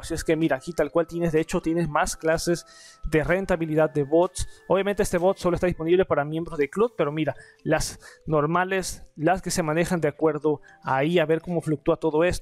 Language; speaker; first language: Spanish; native; Spanish